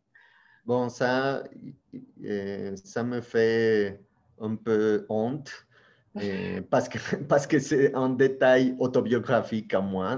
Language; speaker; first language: French; non-native, fluent; Spanish